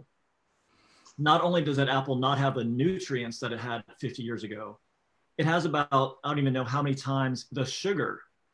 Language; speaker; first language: English; native; English